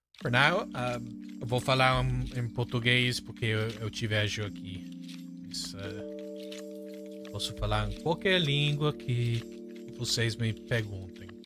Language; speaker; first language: Portuguese; non-native, fluent; English